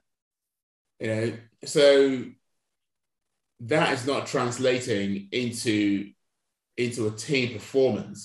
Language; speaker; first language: English; non-native, local second language; Yoruba